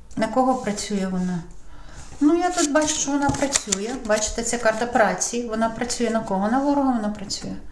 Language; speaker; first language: Ukrainian; non-native, local second language; Russian